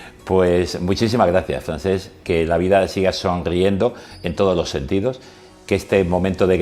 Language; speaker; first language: Spanish; native; Spanish